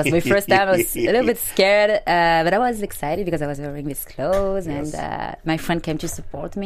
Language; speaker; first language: English; non-native, fluent; French